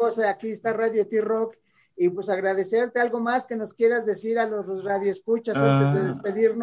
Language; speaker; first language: Spanish; native; Spanish